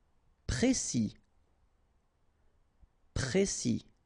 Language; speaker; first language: French; native; French